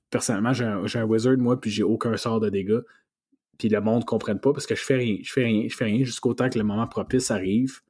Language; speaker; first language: French; native; French